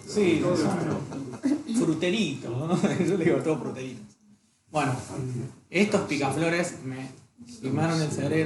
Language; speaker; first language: Spanish; native; Spanish